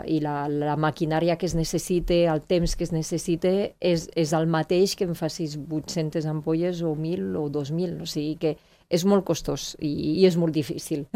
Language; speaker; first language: Catalan; native; Catalan